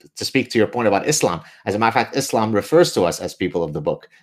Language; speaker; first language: English; early bilingual, other home language; Arabic